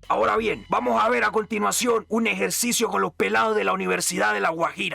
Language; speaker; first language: Spanish; native; Spanish